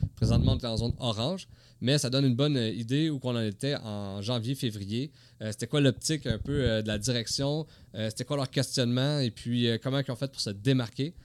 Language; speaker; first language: French; native; French